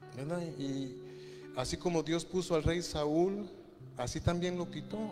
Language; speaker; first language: Spanish; native; Spanish